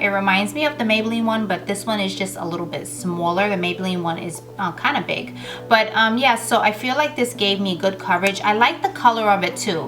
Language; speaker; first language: English; native; English